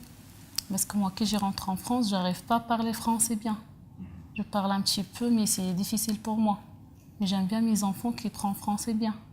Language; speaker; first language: French; non-native, learner; Arabic